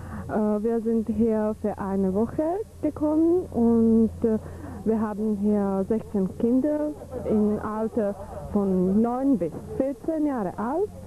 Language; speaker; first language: German; non-native, fluent; Czech